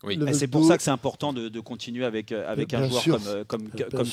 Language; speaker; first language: French; native; French